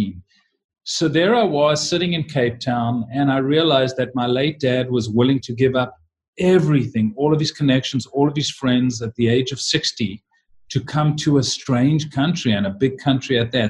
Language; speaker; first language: English; native; English